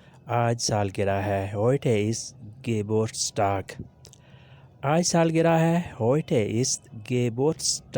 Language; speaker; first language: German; non-native, learner; Urdu